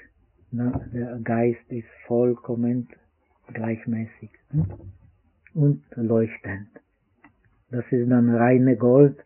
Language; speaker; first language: German; non-native, fluent; Czech